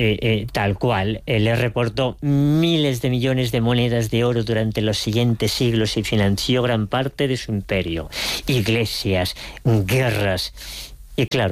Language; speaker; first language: Spanish; native; Spanish